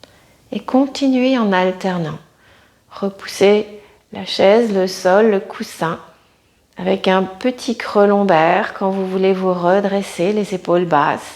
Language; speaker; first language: French; native; French